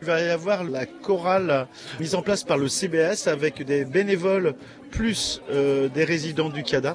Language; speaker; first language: French; native; French